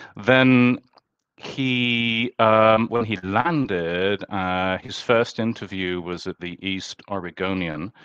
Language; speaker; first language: English; native; English